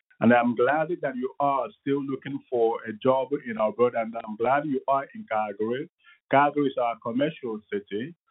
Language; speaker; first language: English; non-native, local second language; Igbo